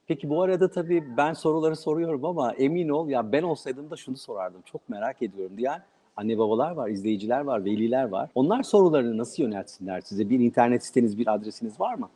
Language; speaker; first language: Turkish; native; Turkish